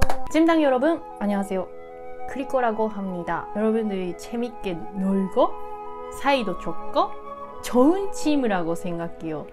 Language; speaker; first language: Korean; non-native, learner; Japanese